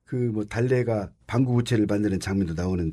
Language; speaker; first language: Korean; native; Korean